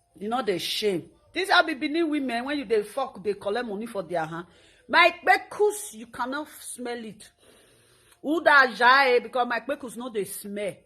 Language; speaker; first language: Nigerian Pidgin; non-native, local second language; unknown